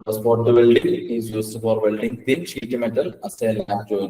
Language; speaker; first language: English; non-native, local second language; Malayalam